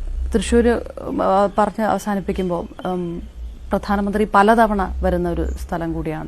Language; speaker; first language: Malayalam; native; Malayalam